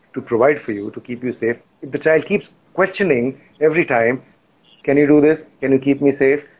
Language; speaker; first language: English; non-native, local second language; Hindi